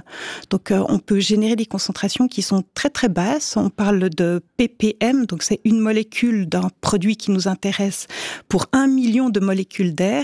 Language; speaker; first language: French; native; French